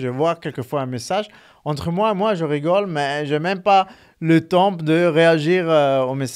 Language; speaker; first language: French; non-native, fluent; Italian